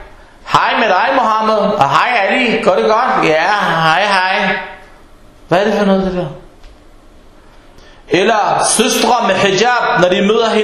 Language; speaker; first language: Danish; early bilingual, other home language; Arabic